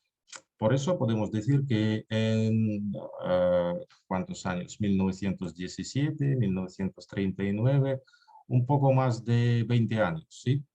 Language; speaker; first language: Spanish; non-native, fluent; Russian